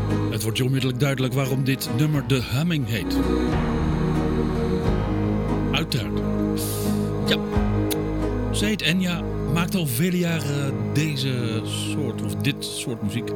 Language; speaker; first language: Dutch; native; Dutch